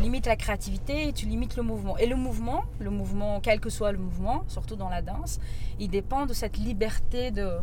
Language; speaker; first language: French; non-native, fluent; Portuguese